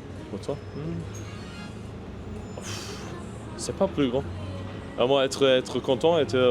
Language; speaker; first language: French; non-native, learner; German